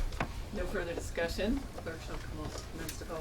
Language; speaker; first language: English; native; English